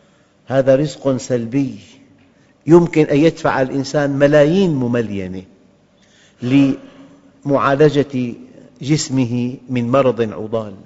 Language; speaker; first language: Arabic; native; Arabic